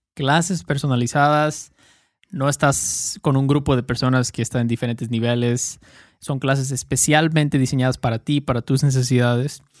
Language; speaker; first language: Spanish; native; Spanish